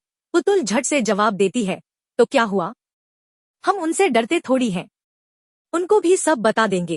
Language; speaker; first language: Hindi; native; Hindi